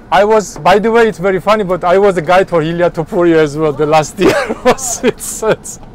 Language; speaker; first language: English; non-native, fluent; Georgian